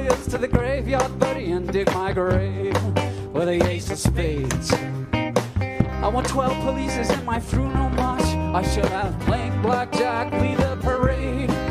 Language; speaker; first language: English; early bilingual, heritage; English